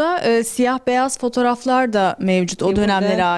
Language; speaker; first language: Turkish; native; Turkish